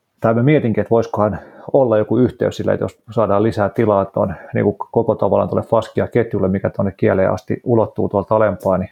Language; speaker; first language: Finnish; native; Finnish